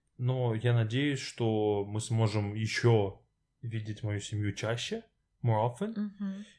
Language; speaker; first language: Russian; native; Russian